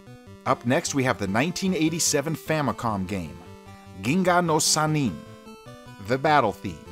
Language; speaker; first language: English; native; English